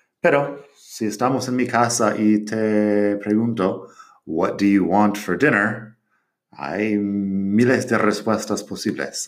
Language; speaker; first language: Spanish; non-native, fluent; English